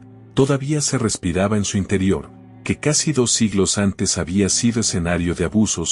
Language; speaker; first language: Spanish; native; Spanish